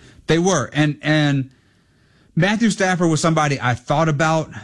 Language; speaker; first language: English; native; English